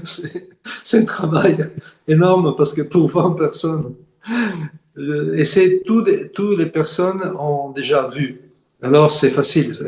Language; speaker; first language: French; non-native, fluent; Italian